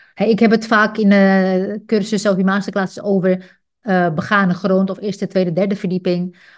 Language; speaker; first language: Dutch; non-native, fluent; Czech